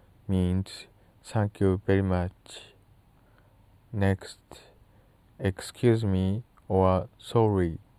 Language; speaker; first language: English; non-native, learner; Japanese